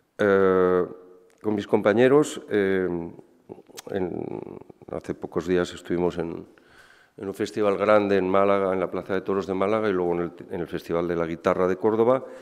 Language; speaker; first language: Spanish; native; Spanish